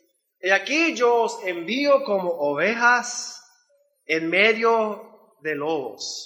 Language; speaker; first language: Spanish; non-native, learner; English